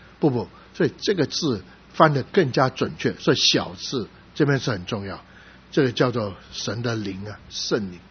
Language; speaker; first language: Chinese; non-native, local second language; Cantonese